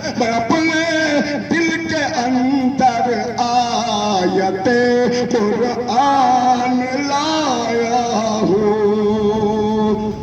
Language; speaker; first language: Urdu; native; Urdu